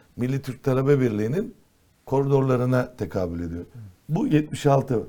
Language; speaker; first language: Turkish; non-native, local second language; Kurdish